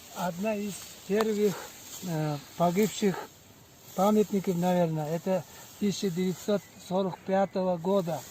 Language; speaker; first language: Russian; non-native, local second language; Uzbek